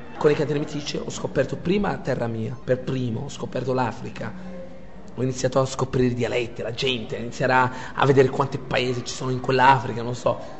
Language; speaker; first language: Italian; non-native, fluent; Arabic